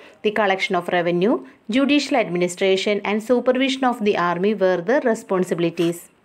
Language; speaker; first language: English; non-native, local second language; Malayalam